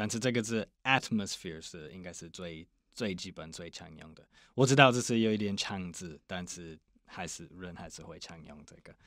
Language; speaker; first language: Chinese; non-native, fluent; English